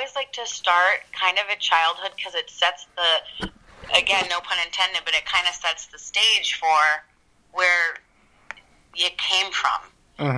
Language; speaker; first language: English; native; English